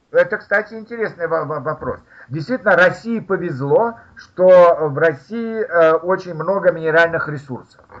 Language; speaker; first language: Russian; native; Russian